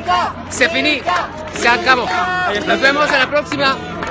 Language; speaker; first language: Spanish; native; Spanish